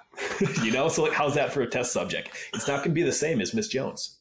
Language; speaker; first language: English; native; English